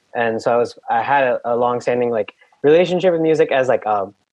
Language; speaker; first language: English; non-native, local second language; Hindi